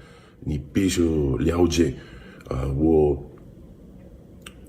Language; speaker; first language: Chinese; non-native, learner; English